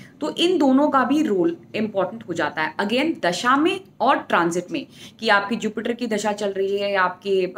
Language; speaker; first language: Hindi; native; Hindi